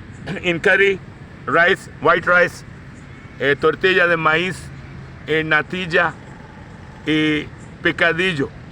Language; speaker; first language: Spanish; non-native, fluent; Urdu